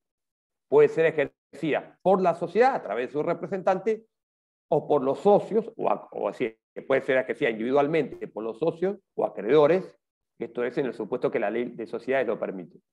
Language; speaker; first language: Spanish; native; Spanish